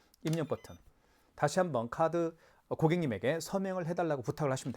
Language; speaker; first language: Korean; native; Korean